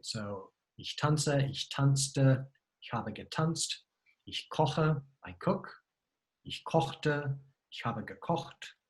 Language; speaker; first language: German; non-native, fluent; English